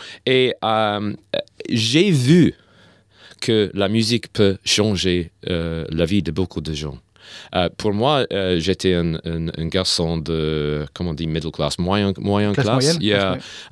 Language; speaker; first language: French; non-native, learner; English